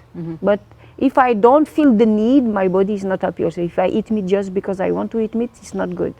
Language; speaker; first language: English; non-native, learner; French